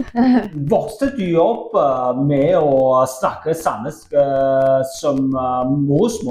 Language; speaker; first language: Norwegian; non-native, fluent; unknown